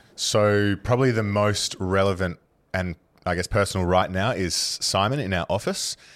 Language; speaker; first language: English; native; English